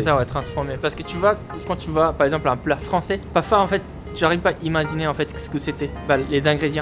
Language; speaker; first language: French; non-native, fluent; Japanese